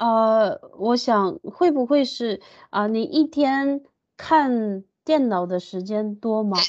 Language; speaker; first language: Chinese; non-native, learner; Japanese